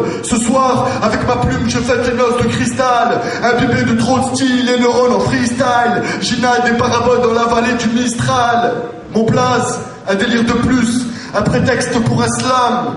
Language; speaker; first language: French; native; French